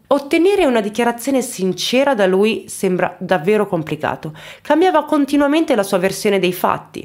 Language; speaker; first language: Italian; native; Italian